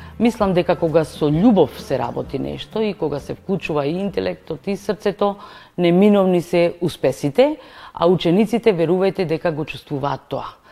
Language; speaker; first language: Macedonian; native; Macedonian